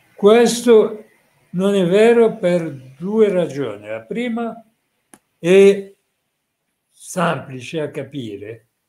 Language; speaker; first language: Italian; non-native, fluent; French